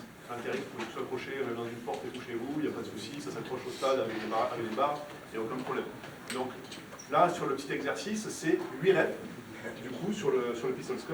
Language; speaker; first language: French; native; French